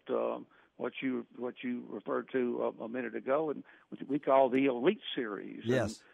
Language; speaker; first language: English; native; English